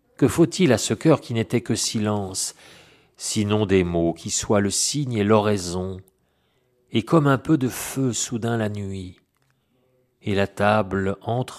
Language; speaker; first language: French; native; French